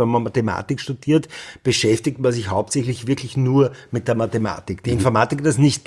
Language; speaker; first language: German; native; German